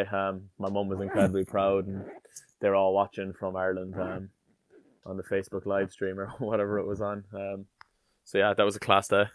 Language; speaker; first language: English; native; English